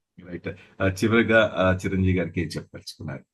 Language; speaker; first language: Telugu; native; Telugu